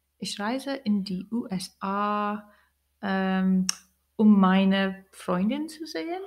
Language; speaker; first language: German; non-native, learner; English